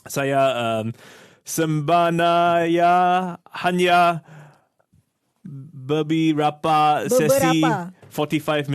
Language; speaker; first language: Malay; non-native, learner; English